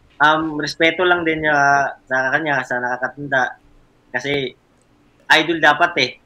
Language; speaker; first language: Filipino; native; Filipino